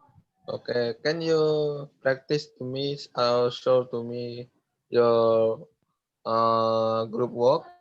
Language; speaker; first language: English; non-native, learner; Indonesian